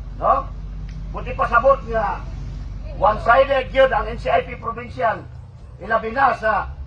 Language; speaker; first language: Cebuano; non-native, local second language; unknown